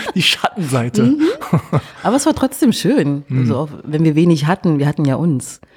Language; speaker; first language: German; early bilingual, other home language; French